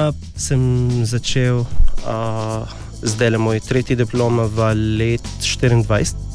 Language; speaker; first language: Slovenian; non-native, learner; Arabic